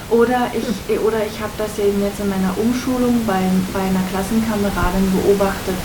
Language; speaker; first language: German; native; German